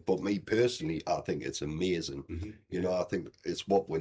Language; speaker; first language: English; native; English